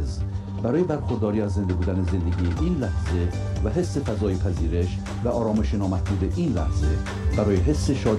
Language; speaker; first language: Persian; native; Persian